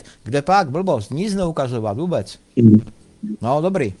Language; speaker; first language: Czech; native; Czech